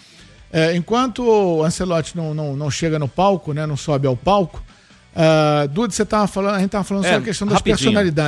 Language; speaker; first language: Portuguese; native; Portuguese